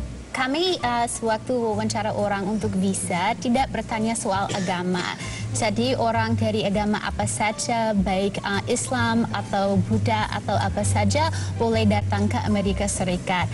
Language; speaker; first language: Indonesian; non-native, fluent; English